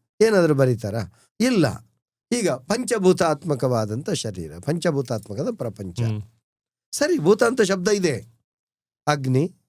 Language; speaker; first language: Kannada; non-native, local second language; Tulu